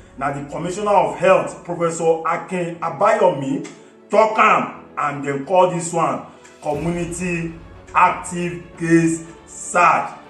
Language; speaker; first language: Nigerian Pidgin; non-native, local second language; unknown